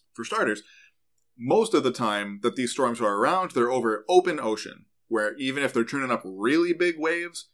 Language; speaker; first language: English; native; English